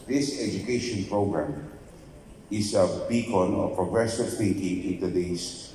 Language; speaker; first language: English; non-native, local second language; Filipino